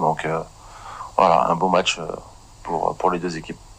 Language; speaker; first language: French; native; French